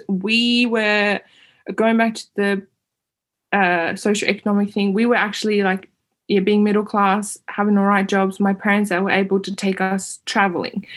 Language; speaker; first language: English; early bilingual, other home language; Uyghur